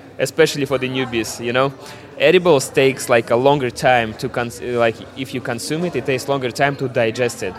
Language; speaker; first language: English; non-native, fluent; Russian